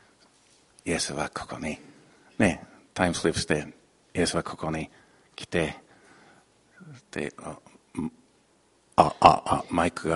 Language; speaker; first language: Japanese; non-native, fluent; English